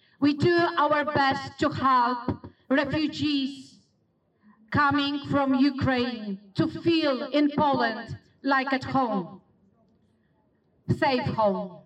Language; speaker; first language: English; non-native, fluent; Polish